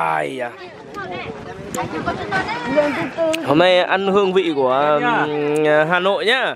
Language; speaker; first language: Vietnamese; native; Vietnamese